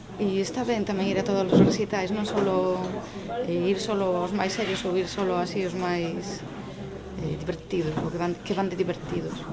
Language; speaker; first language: Galician; native; Galician